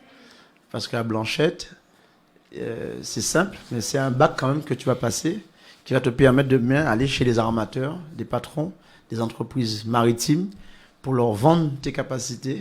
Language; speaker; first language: French; native; French